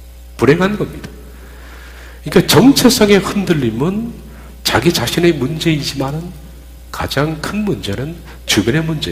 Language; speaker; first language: Korean; native; Korean